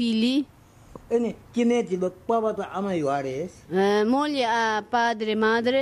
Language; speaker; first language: Italian; non-native, learner; Tibetan